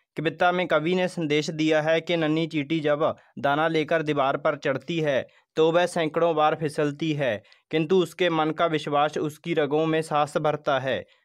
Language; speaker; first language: Hindi; non-native, local second language; Punjabi